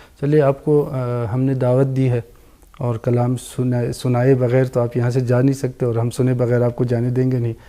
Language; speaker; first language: Urdu; non-native, fluent; Persian